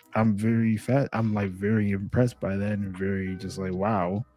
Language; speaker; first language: English; native; English